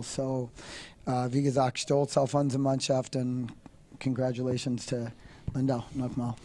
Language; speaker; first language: German; non-native, fluent; English